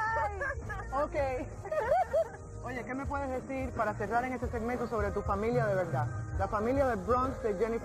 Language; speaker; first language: Spanish; native; Spanish